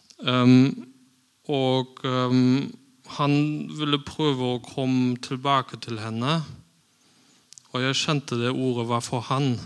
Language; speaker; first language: Norwegian; non-native, fluent; German